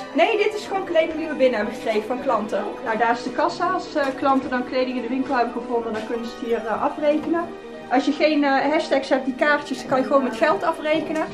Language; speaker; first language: Dutch; native; Dutch